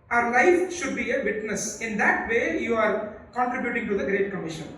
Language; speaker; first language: English; non-native, local second language; Tamil